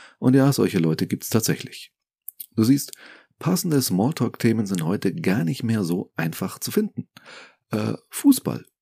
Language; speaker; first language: German; native; German